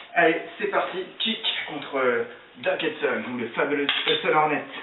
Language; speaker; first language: French; native; French